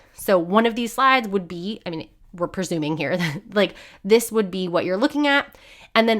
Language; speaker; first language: English; native; English